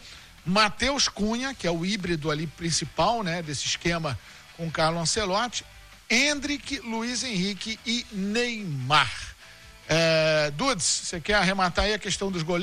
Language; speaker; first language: Portuguese; native; Portuguese